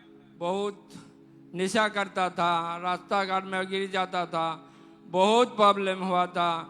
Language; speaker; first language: Hindi; non-native, local second language; Odia